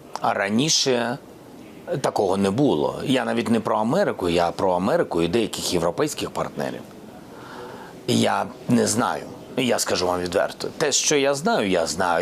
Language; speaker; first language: Ukrainian; non-native, local second language; Russian